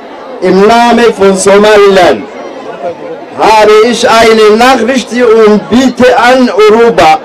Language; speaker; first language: German; non-native, learner; Somali